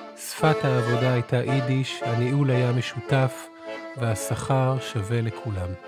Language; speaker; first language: Hebrew; native; Hebrew